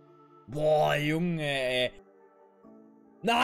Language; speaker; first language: German; native; German